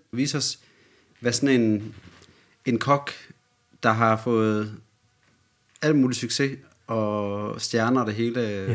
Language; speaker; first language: Danish; native; Danish